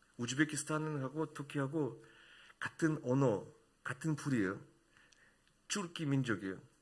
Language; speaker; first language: Korean; non-native, fluent; Russian